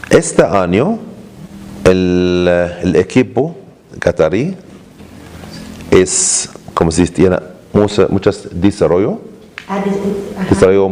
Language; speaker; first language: Spanish; non-native, learner; Arabic